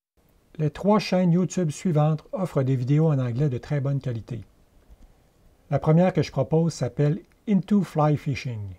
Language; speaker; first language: French; native; French